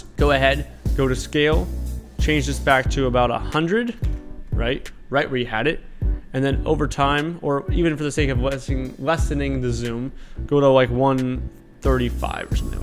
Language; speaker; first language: English; native; English